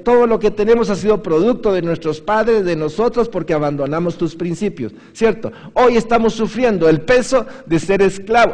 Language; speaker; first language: Spanish; native; Spanish